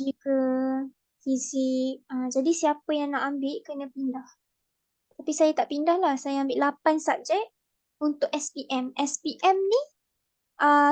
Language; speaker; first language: Malay; native; Malay